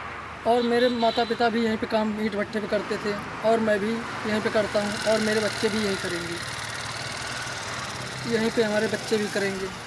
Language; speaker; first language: Hindi; native; Hindi